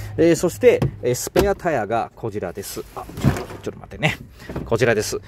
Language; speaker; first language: Japanese; non-native, learner; Chinese